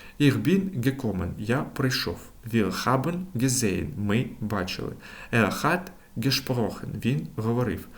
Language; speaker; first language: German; non-native, fluent; Ukrainian